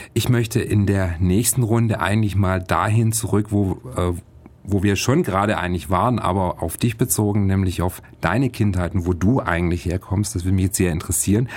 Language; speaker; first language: German; native; German